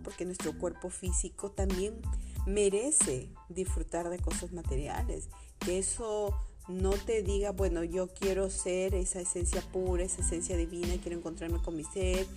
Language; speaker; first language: Spanish; native; Spanish